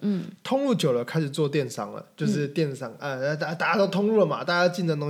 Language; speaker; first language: Chinese; native; Chinese